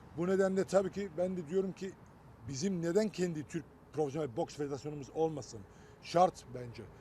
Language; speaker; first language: Turkish; early bilingual, heritage; Turkish